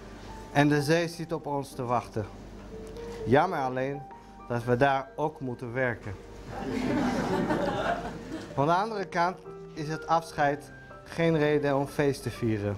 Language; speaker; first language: Dutch; non-native, fluent; Hebrew